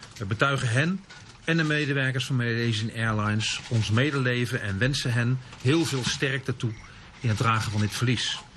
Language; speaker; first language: Dutch; native; Dutch